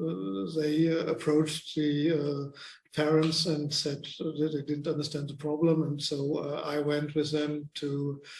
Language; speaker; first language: English; non-native, fluent; German